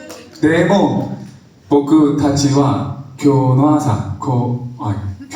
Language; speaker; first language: Japanese; non-native, learner; Korean